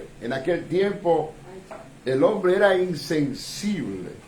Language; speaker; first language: Spanish; native; Spanish